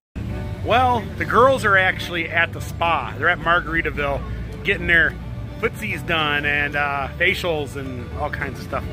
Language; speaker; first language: English; native; English